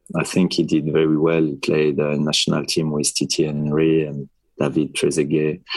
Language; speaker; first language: English; non-native, fluent; French